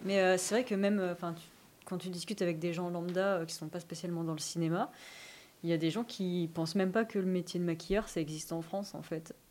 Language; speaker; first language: French; native; French